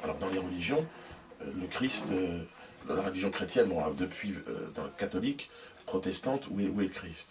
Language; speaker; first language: French; native; French